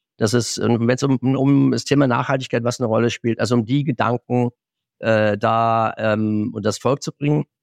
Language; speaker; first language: German; native; German